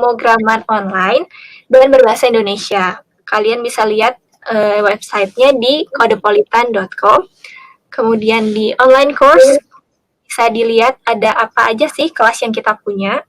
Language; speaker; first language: Indonesian; native; Indonesian